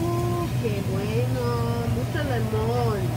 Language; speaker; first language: Spanish; non-native, learner; English